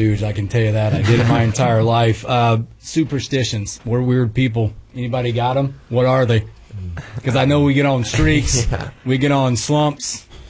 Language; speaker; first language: English; native; English